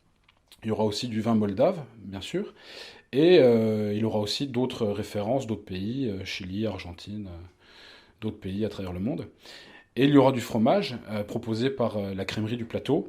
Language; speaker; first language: French; native; French